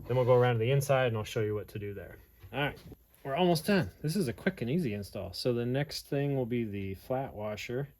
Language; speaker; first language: English; native; English